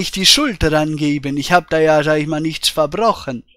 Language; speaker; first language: German; native; German